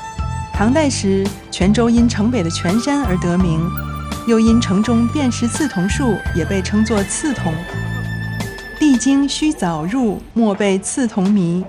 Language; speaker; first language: Chinese; native; Chinese